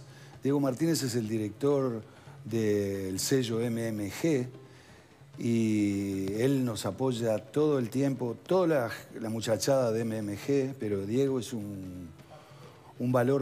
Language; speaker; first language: Spanish; native; Spanish